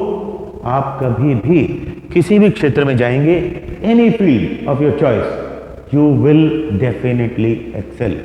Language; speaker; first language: Hindi; native; Hindi